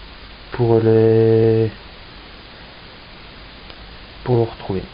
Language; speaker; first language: French; native; French